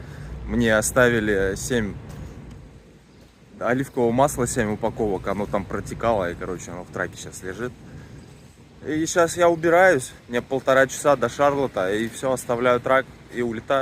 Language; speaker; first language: Russian; native; Russian